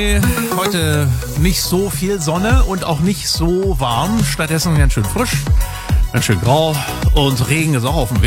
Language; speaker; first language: German; native; German